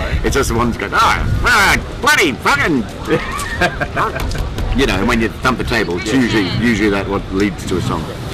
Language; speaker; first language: English; native; English